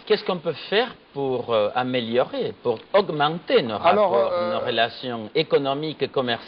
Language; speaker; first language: French; non-native, fluent; Spanish